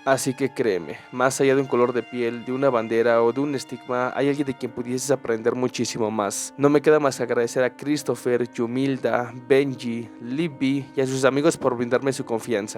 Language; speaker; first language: Spanish; native; Spanish